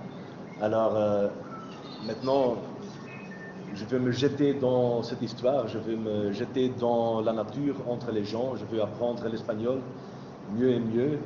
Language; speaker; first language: French; non-native, fluent; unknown